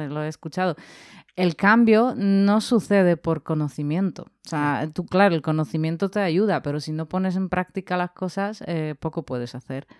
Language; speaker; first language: Spanish; non-native, fluent; Polish